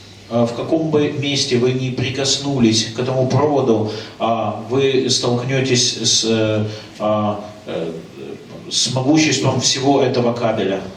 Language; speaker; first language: Russian; native; Russian